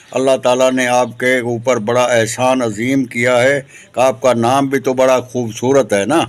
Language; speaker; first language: Urdu; non-native, local second language; Sindhi